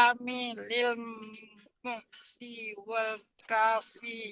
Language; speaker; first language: Arabic; non-native, learner; Indonesian